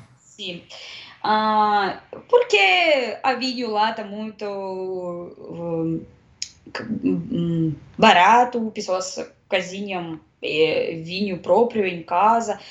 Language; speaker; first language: Portuguese; non-native, learner; Russian